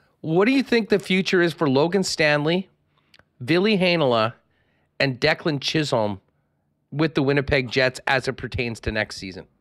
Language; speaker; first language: English; native; English